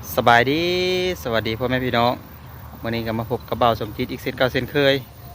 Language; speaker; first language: Thai; native; Thai